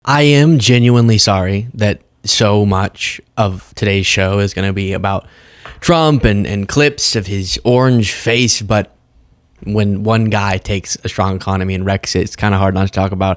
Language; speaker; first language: English; native; English